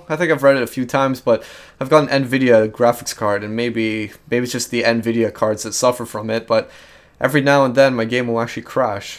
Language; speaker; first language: English; native; English